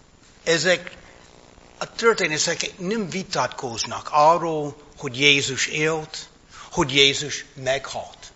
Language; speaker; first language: Hungarian; non-native, fluent; English